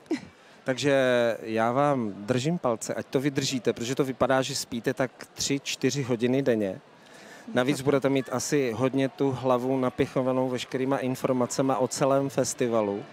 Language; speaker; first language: Czech; native; Czech